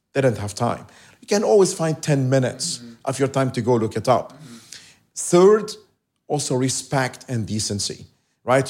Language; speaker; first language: English; non-native, fluent; Arabic